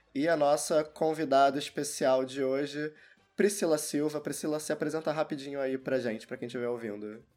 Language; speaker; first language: Portuguese; native; Portuguese